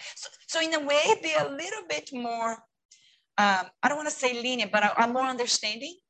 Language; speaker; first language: English; non-native, fluent; Portuguese